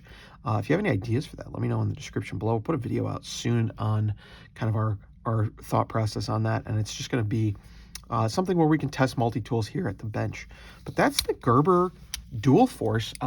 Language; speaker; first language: English; native; English